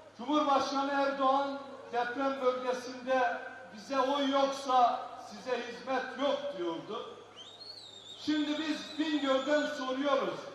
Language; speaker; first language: Turkish; non-native, local second language; Kurdish